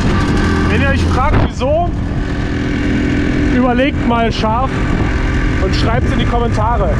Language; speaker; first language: German; native; German